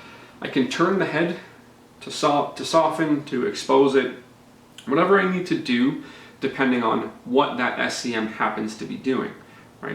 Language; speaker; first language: English; native; English